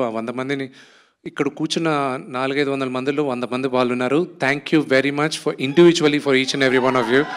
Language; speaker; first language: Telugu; native; Telugu